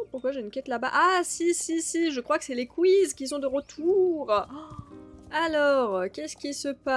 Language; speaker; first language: French; native; French